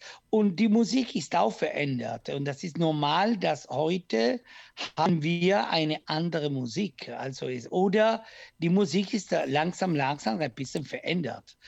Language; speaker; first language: German; non-native, learner; Italian